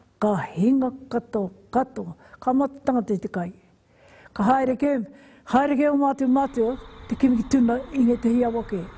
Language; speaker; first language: Māori; native; Māori